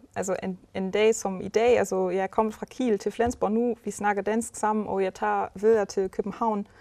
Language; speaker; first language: Danish; non-native, fluent; German